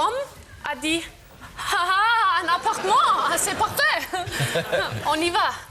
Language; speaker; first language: French; non-native, learner; German